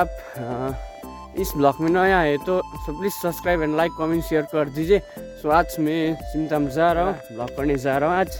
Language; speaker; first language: Hindi; non-native, local second language; Nepali